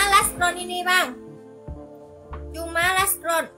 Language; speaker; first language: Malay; non-native, learner; Vietnamese